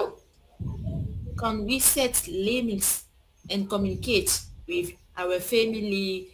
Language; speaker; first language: English; non-native, learner; French